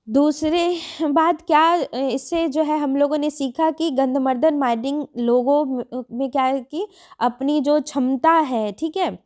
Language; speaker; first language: Hindi; native; Hindi